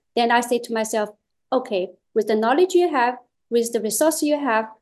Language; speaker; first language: English; non-native, learner; Chinese